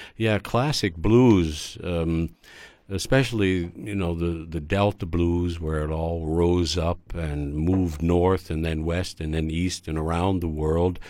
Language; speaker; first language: English; native; English